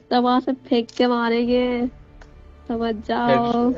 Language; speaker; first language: Hindi; native; Hindi